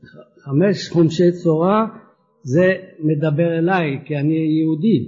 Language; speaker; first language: Hebrew; non-native, fluent; French